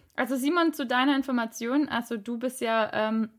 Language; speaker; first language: German; native; German